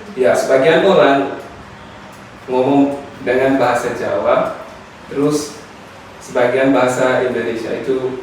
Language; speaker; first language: Indonesian; non-native, learner; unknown